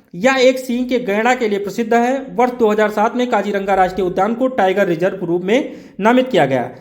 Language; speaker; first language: Hindi; native; Hindi